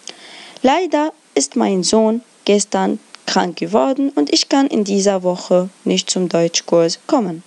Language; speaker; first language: German; non-native, fluent; Arabic